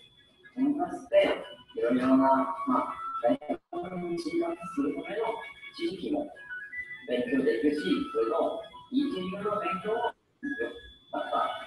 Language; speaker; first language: Japanese; non-native, fluent; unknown